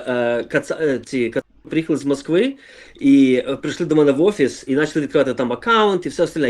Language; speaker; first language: Ukrainian; early bilingual, other home language; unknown